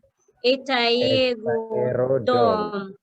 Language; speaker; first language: Russian; non-native, learner; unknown